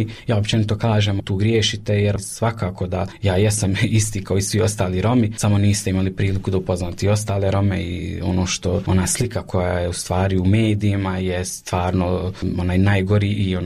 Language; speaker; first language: Serbian; native; Serbian